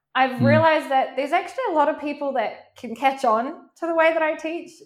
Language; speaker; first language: English; native; English